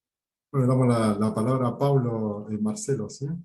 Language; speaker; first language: Spanish; native; Spanish